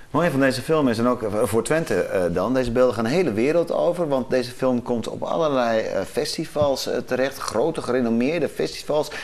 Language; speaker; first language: Dutch; native; Dutch